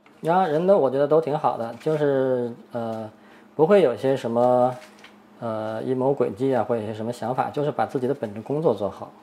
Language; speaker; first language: Chinese; native; Chinese